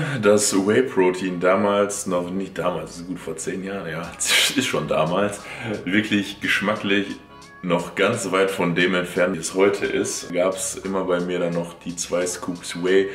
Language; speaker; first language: German; native; German